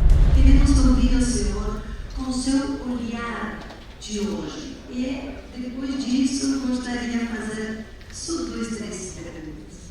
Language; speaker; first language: Portuguese; non-native, fluent; Spanish